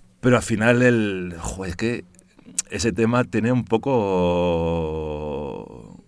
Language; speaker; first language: Spanish; early bilingual, heritage; Spanish